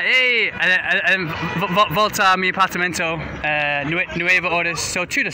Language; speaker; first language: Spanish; non-native, learner; English